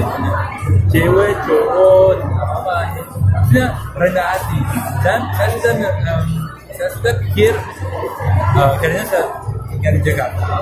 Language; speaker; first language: Indonesian; non-native, fluent; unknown